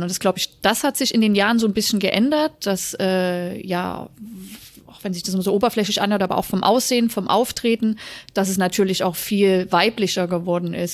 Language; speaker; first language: German; native; German